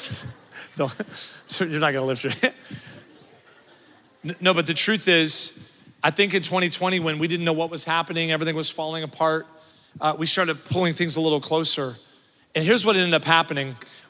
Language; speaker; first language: English; native; English